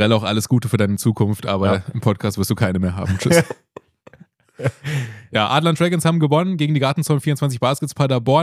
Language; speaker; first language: German; native; German